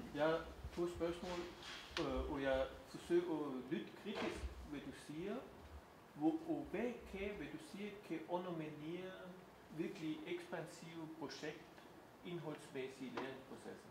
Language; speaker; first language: Danish; non-native, fluent; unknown